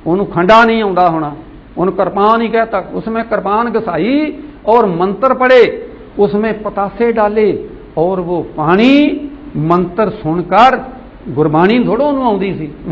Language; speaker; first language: Hindi; non-native, local second language; Punjabi